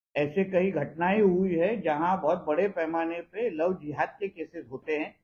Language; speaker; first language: Hindi; non-native, local second language; Marathi